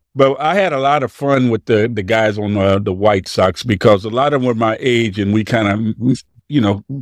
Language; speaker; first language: English; native; English